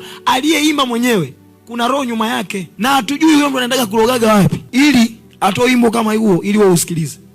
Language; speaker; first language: Swahili; native; Swahili